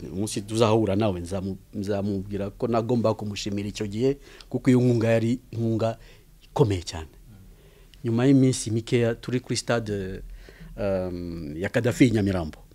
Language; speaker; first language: Kinyarwanda; early bilingual, heritage; Kinyarwanda